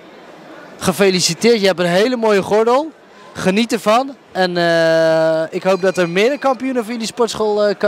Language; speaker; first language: Dutch; native; Dutch